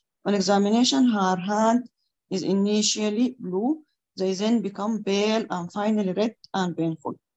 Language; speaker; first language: English; non-native, fluent; Arabic